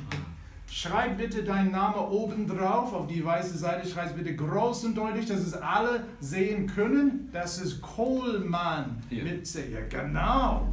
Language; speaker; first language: German; non-native, fluent; English